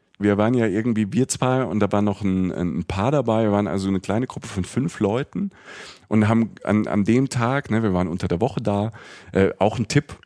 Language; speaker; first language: German; native; German